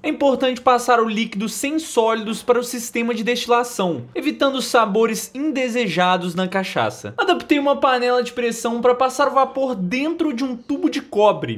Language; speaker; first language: Portuguese; native; Portuguese